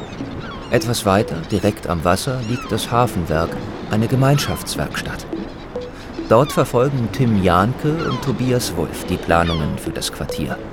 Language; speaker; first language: German; native; German